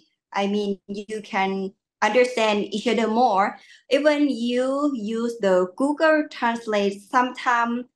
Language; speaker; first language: English; non-native, learner; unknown